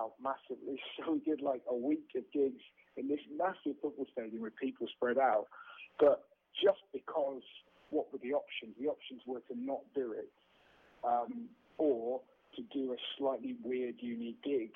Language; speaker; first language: English; native; English